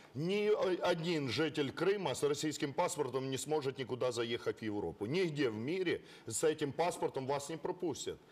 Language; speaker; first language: Russian; non-native, local second language; Ukrainian